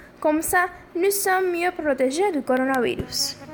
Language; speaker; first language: French; non-native, fluent; Spanish